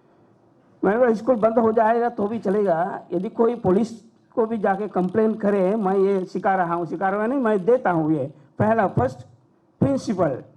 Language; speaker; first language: Hindi; non-native, fluent; Sinhala